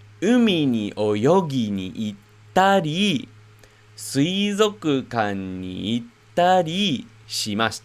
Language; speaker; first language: Japanese; non-native, fluent; English